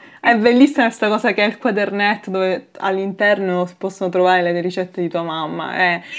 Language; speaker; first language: Italian; native; Italian